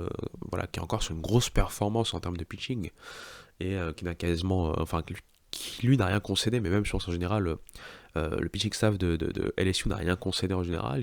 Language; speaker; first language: French; native; French